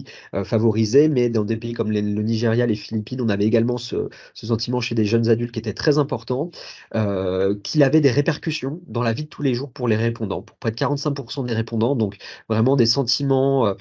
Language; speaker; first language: French; native; French